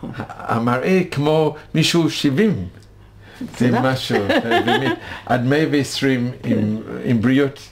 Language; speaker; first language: Hebrew; non-native, learner; English